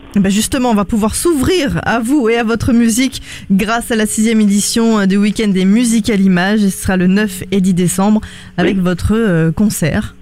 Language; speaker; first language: French; native; French